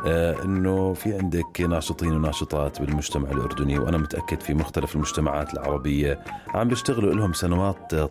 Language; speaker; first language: Arabic; native; Arabic